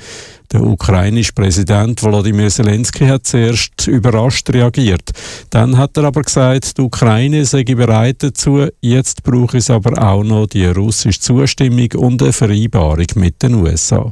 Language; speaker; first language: German; native; German